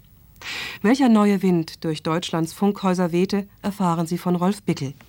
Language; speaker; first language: German; native; German